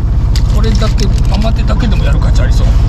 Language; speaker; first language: Japanese; native; Japanese